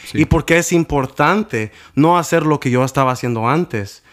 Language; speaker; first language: Spanish; early bilingual, heritage; Spanish